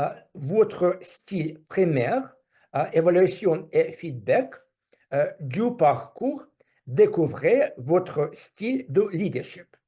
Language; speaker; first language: French; non-native, fluent; Russian